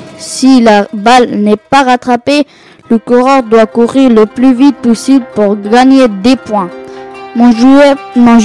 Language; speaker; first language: French; non-native, learner; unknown